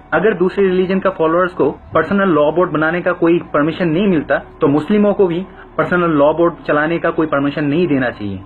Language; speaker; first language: Urdu; non-native, fluent; Bangla